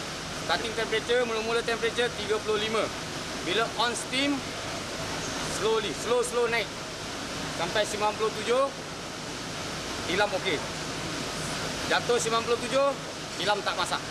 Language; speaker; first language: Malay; non-native, learner; Bangla